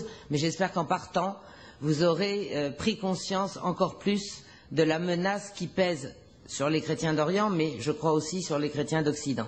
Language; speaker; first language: French; native; French